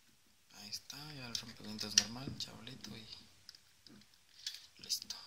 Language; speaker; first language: Spanish; native; Spanish